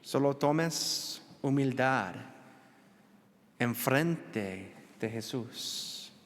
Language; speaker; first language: Spanish; non-native, learner; English